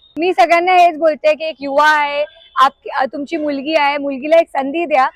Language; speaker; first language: Marathi; non-native, local second language; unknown